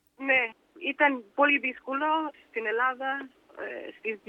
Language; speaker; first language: Greek; early bilingual, heritage; Danish